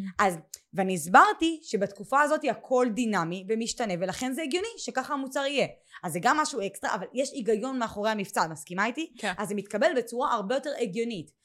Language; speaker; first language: Hebrew; native; Hebrew